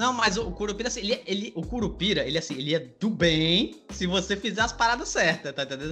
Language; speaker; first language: Portuguese; native; Portuguese